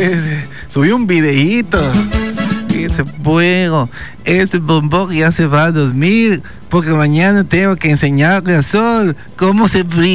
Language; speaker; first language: Spanish; native; Spanish